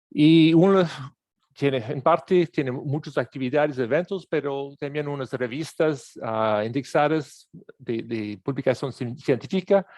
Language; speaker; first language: Spanish; non-native, fluent; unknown